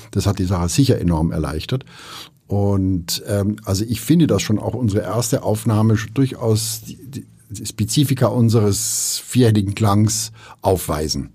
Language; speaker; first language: German; native; German